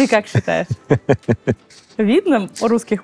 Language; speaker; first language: Russian; native; Russian